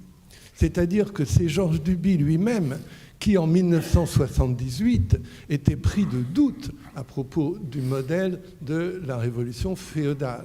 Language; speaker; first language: French; native; French